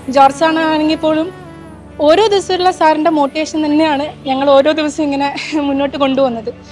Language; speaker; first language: Malayalam; native; Malayalam